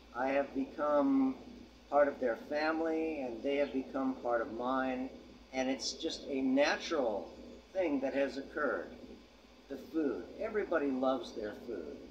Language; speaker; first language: English; native; English